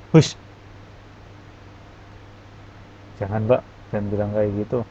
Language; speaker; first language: Indonesian; native; Indonesian